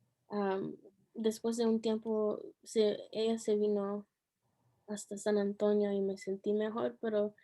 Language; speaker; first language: Spanish; early bilingual, heritage; Spanish